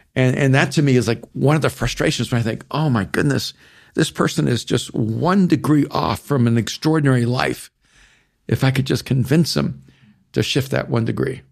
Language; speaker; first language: English; early bilingual, other home language; Spanish